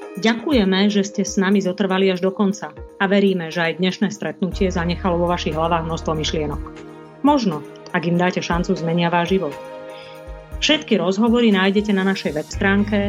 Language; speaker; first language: Slovak; native; Slovak